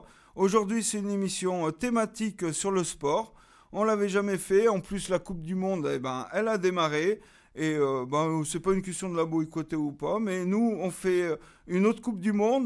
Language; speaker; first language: French; native; French